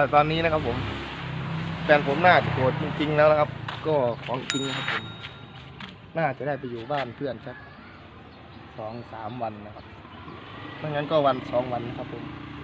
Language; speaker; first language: Thai; native; Thai